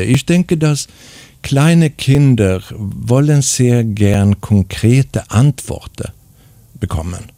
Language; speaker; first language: German; non-native, fluent; Swedish